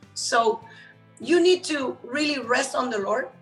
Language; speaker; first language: English; non-native, fluent; Spanish